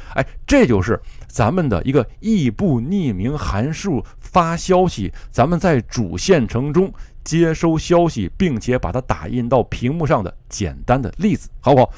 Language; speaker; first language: Chinese; native; Chinese